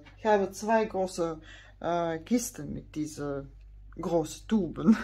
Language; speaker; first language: German; non-native, fluent; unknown